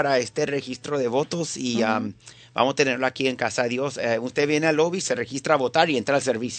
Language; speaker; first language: Spanish; early bilingual, heritage; Spanish